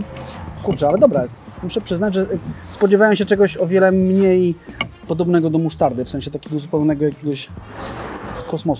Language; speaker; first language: Polish; native; Polish